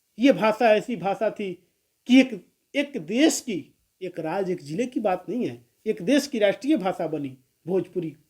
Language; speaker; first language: Hindi; non-native, local second language; Bhojpuri